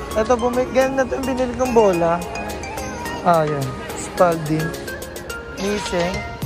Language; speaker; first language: Filipino; native; Filipino